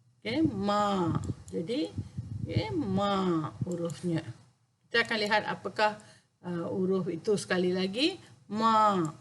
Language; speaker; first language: Malay; non-native, local second language; Tamil